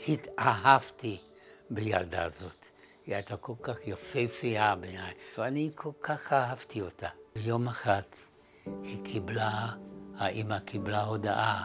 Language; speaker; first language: Hebrew; non-native, fluent; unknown